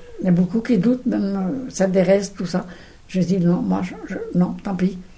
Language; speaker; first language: French; non-native, local second language; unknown